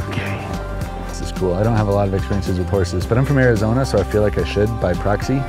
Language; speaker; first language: English; native; English